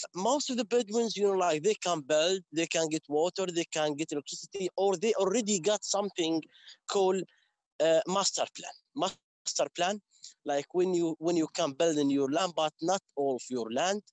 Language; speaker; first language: English; non-native, fluent; Arabic